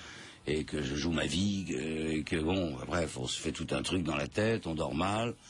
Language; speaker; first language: French; native; French